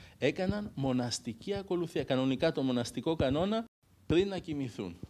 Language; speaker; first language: Greek; native; Greek